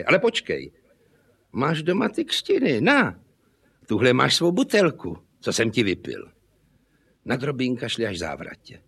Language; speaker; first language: Czech; native; Czech